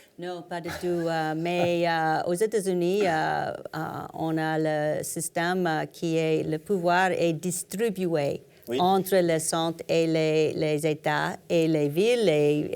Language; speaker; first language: French; non-native, learner; English